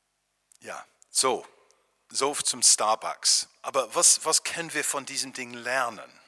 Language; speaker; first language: German; non-native, fluent; English